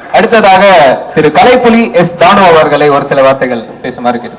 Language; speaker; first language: Tamil; native; Tamil